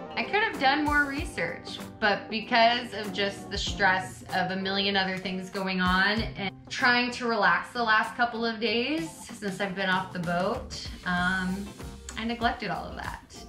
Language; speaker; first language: English; native; English